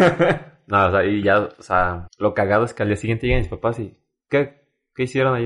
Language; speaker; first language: Spanish; native; Spanish